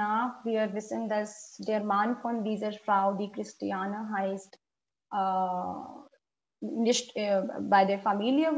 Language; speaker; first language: German; non-native, fluent; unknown